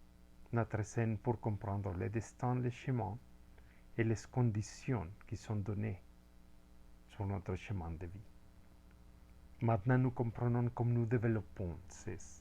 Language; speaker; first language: French; non-native, fluent; Spanish